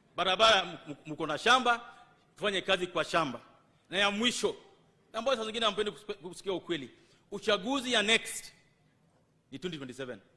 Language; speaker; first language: Swahili; non-native, local second language; Luo (Kenya and Tanzania)